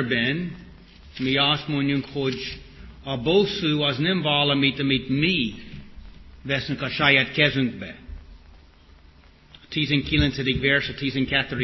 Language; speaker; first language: Hungarian; non-native, fluent; English